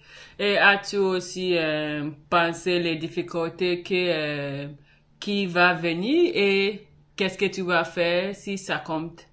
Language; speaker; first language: French; non-native, learner; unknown